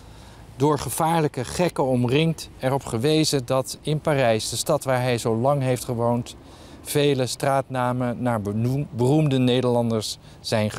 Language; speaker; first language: Dutch; native; Dutch